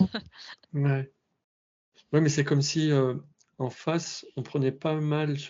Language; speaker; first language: French; native; French